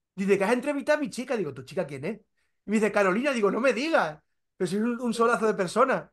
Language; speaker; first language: Spanish; native; Spanish